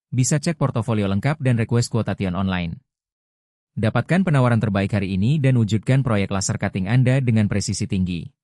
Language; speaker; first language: Indonesian; native; Indonesian